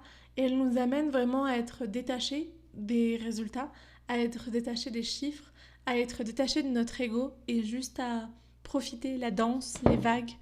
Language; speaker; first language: French; native; French